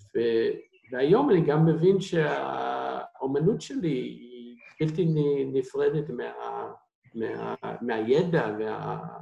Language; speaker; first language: Hebrew; non-native, fluent; English